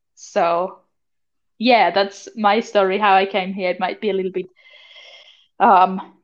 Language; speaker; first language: English; non-native, fluent; German